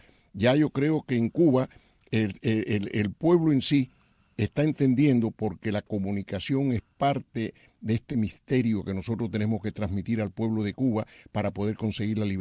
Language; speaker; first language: Spanish; native; Spanish